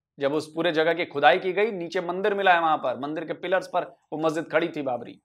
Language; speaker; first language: Hindi; native; Hindi